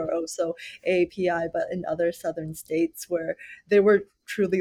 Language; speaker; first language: English; native; English